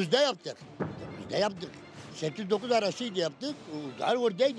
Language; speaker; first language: Turkish; non-native, local second language; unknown